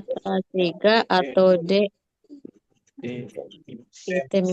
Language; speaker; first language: Japanese; non-native, learner; Indonesian